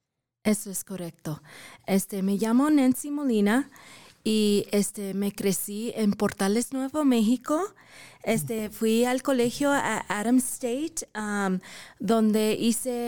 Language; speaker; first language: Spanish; early bilingual, heritage; English